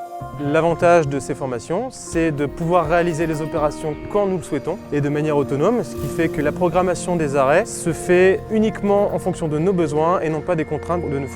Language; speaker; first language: French; native; French